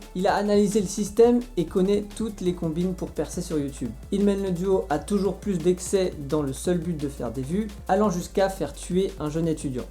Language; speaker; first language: French; native; French